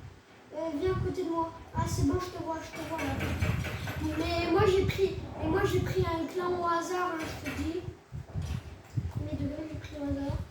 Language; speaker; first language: French; native; French